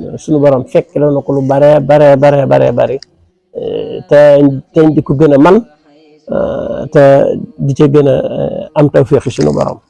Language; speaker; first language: Wolof; native; Wolof